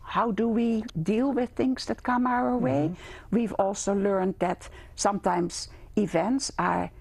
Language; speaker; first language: English; non-native, fluent; Dutch